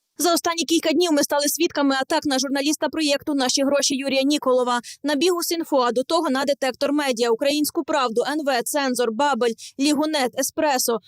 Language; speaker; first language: Ukrainian; native; Ukrainian